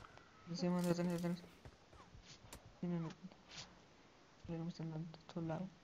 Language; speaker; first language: Spanish; native; Spanish